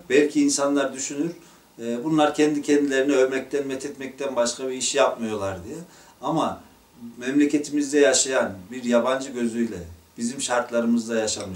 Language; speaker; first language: Turkish; native; Turkish